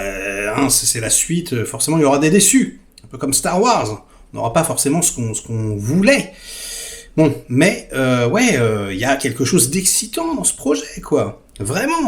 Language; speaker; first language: French; native; French